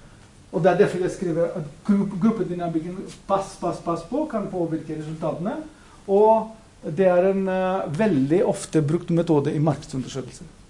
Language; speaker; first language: Norwegian; non-native, fluent; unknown